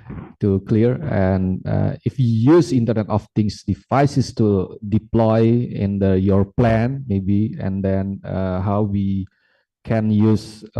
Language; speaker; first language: English; non-native, fluent; Indonesian